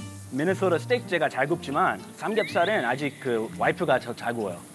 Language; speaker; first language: Korean; non-native, fluent; English